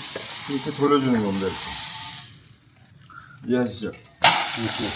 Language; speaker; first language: Korean; early bilingual, heritage; Korean